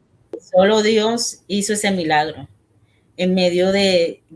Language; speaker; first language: Spanish; native; Spanish